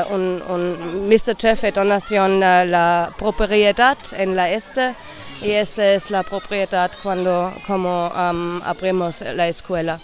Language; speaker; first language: Spanish; non-native, learner; German